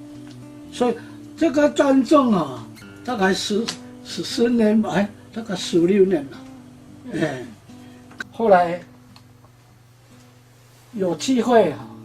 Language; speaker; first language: Chinese; non-native, local second language; Amis